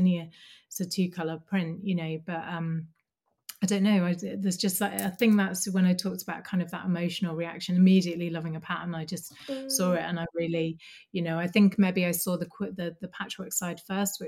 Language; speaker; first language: English; native; English